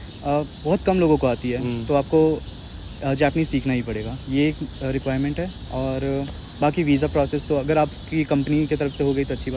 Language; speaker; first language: Hindi; native; Hindi